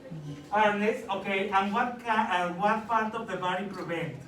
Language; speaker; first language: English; non-native, learner; Spanish